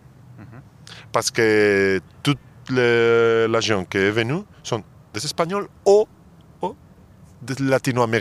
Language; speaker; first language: French; non-native, fluent; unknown